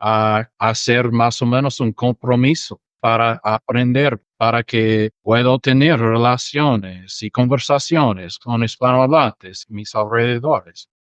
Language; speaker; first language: Spanish; non-native, fluent; English